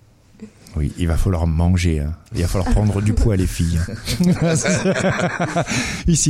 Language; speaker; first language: French; native; French